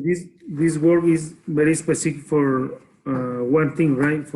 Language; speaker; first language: English; non-native, learner; Spanish